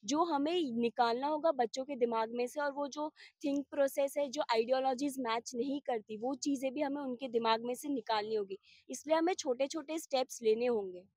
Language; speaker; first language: Hindi; non-native, local second language; Gujarati